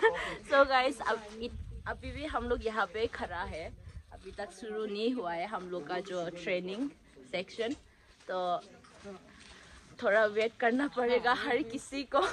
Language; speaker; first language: Hindi; non-native, local second language; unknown